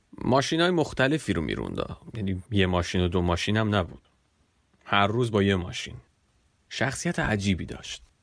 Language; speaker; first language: Persian; native; Persian